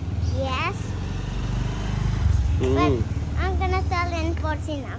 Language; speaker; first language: English; non-native, learner; Persian